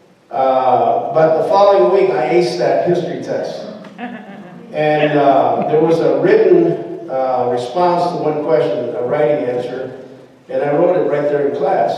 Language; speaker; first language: English; early bilingual, other home language; Spanish